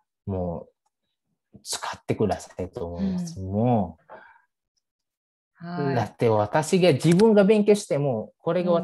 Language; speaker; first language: Japanese; non-native, fluent; Indonesian